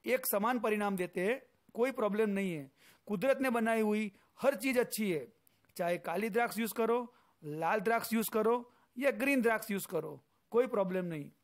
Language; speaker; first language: Hindi; non-native, local second language; Gujarati